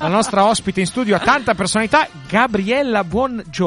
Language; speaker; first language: Italian; early bilingual, heritage; Italian